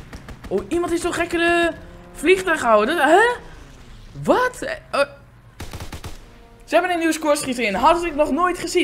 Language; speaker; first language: Dutch; native; Dutch